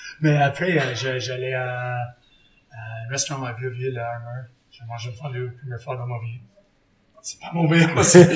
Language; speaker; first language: French; non-native, learner; English